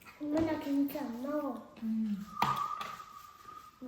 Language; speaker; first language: Korean; early bilingual, heritage; French